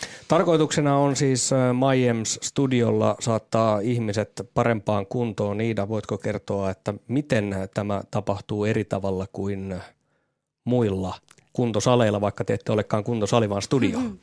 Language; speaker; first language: Finnish; native; Finnish